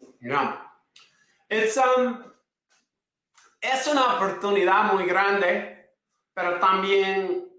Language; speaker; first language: Spanish; non-native, fluent; English